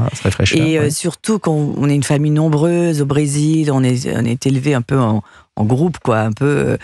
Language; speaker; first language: French; early bilingual, other home language; Portuguese